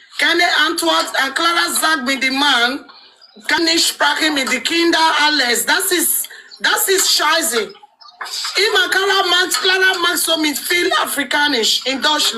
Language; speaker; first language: German; non-native, learner; Nigerian Pidgin